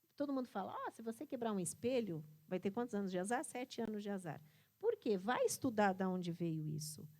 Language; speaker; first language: Portuguese; early bilingual, other home language; Italian